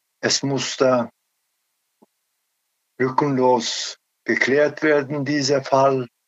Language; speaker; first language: German; non-native, learner; Turkish